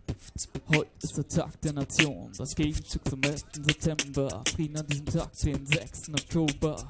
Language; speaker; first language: German; native; German